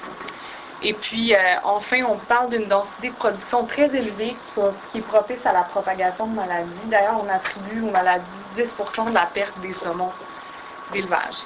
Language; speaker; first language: French; native; French